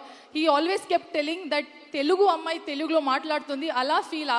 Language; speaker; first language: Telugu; non-native, learner; Kannada